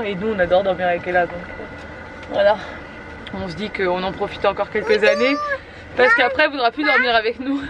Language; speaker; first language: French; native; French